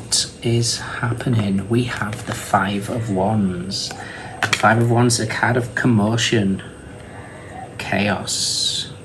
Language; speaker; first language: English; native; English